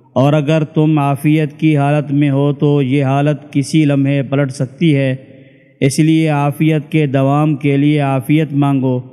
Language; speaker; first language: Urdu; native; Urdu